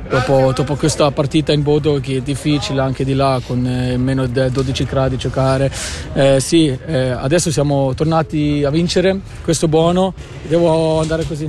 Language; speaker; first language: Italian; non-native, learner; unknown